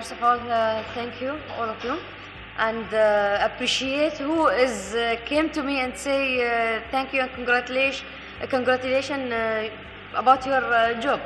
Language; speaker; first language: English; non-native, learner; Arabic